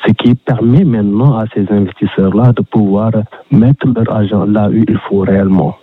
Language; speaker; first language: French; non-native, local second language; Wolof